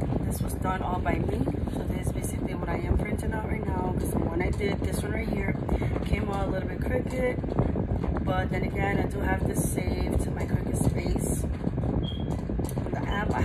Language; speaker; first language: English; early bilingual, other home language; Spanish